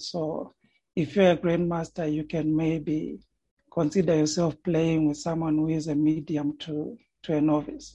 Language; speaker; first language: English; non-native, local second language; Shona